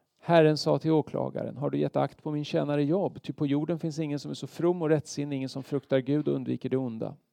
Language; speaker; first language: Swedish; native; Swedish